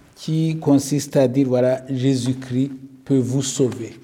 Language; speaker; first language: French; non-native, local second language; Kinyarwanda